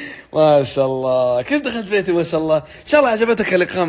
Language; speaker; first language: Arabic; native; Arabic